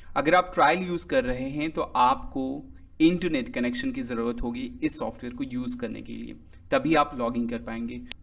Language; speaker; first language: Hindi; native; Hindi